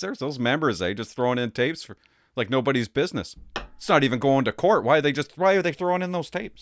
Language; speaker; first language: English; native; English